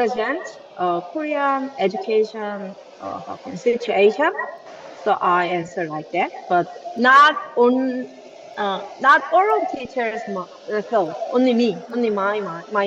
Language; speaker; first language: English; non-native, learner; Korean